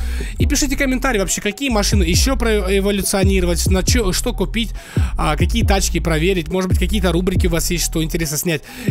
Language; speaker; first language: Russian; native; Russian